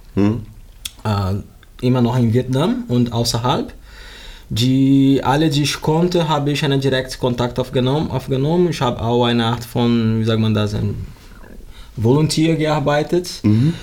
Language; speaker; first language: German; non-native, learner; Portuguese